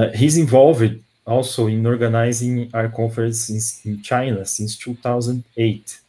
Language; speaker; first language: English; non-native, fluent; Portuguese